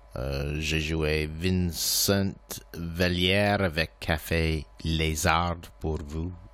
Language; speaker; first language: French; non-native, fluent; English